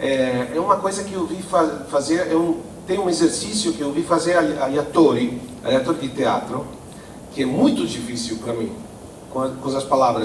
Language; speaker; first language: Portuguese; non-native, fluent; Italian